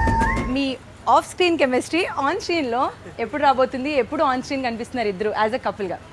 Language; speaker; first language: Telugu; native; Telugu